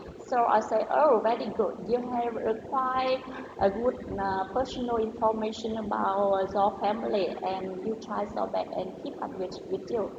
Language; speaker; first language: English; non-native, learner; Vietnamese